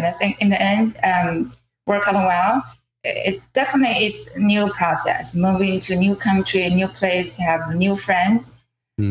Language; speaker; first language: English; non-native, fluent; Chinese